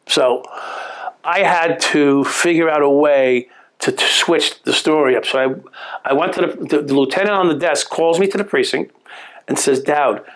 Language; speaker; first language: English; native; English